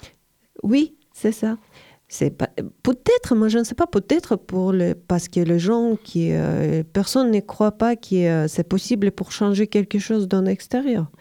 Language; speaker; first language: French; non-native, learner; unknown